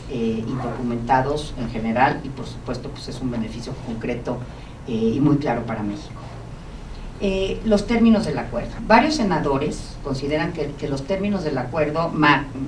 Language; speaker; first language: Spanish; native; Spanish